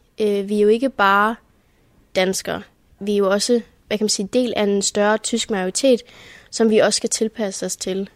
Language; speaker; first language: Danish; early bilingual, heritage; Danish